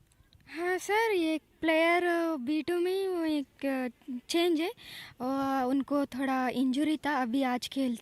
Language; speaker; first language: Hindi; non-native, local second language; Odia